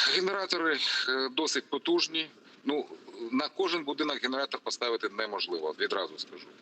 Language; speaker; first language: Ukrainian; non-native, local second language; Russian